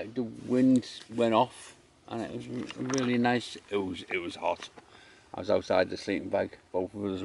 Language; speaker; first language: English; native; English